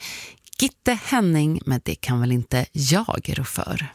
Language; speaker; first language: Swedish; native; Swedish